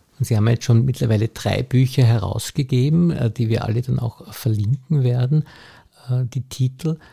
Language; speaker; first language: German; native; German